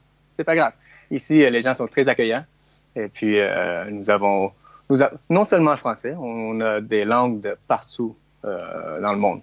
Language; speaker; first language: French; non-native, fluent; Chinese